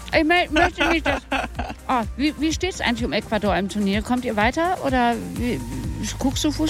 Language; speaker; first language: German; native; German